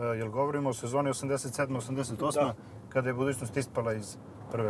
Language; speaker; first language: Serbian; native; Serbian